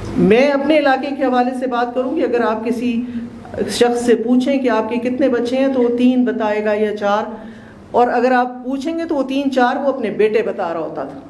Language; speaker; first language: Urdu; non-native, local second language; Pashto